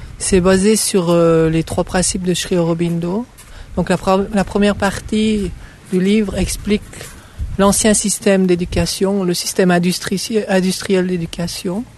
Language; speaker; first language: French; native; French